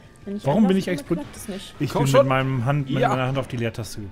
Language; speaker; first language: German; native; German